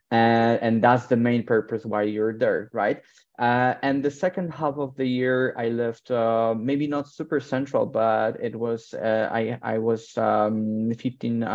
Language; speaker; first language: English; non-native, fluent; Polish